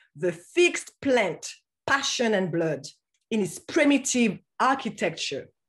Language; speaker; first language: English; non-native, fluent; French